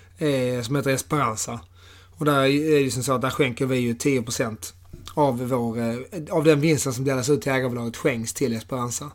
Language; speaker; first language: Swedish; native; Swedish